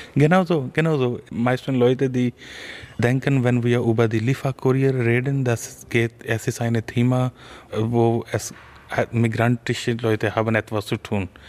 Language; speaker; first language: German; non-native, learner; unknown